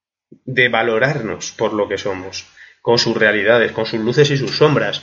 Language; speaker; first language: Spanish; native; Spanish